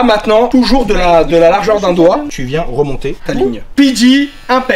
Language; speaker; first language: French; native; French